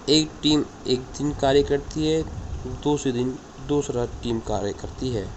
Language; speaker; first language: Hindi; native; Hindi